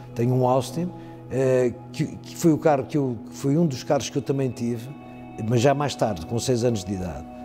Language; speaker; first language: Portuguese; native; Portuguese